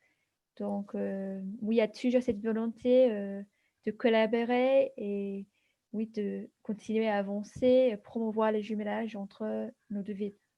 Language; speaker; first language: French; non-native, fluent; English